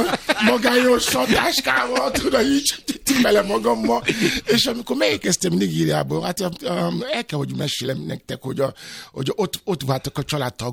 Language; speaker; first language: Hungarian; non-native, fluent; Yoruba